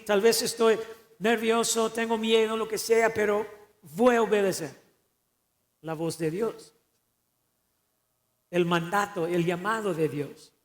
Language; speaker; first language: Spanish; non-native, fluent; English